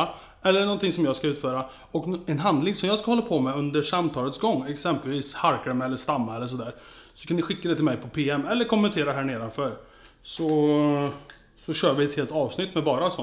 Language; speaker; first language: Swedish; native; Swedish